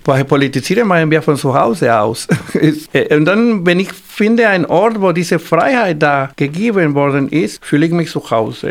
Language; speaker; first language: German; non-native, fluent; Spanish